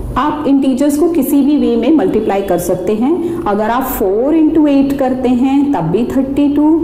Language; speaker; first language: Hindi; non-native, local second language; Punjabi